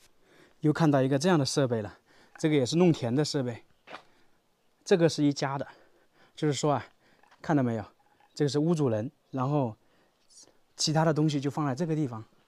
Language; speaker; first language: Chinese; native; Chinese